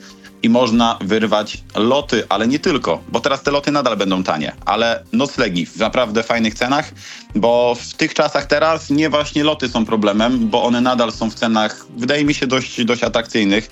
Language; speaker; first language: Polish; native; Polish